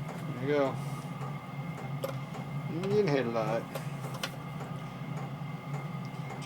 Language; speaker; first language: English; native; English